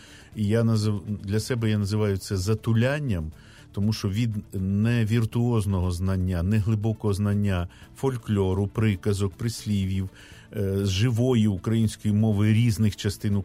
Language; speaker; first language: Ukrainian; native; Ukrainian